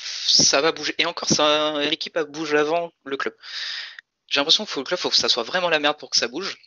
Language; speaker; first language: French; native; French